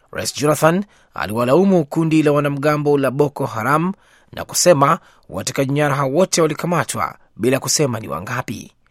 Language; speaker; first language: Swahili; native; Swahili